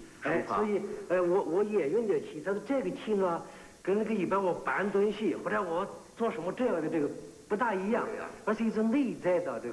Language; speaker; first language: Chinese; native; Chinese